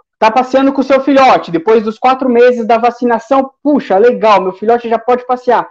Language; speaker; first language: Portuguese; native; Portuguese